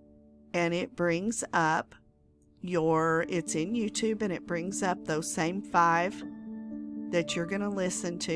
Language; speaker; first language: English; native; English